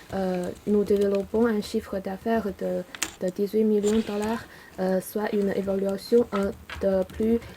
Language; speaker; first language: French; non-native, learner; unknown